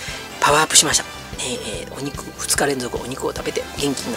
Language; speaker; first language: Japanese; native; Japanese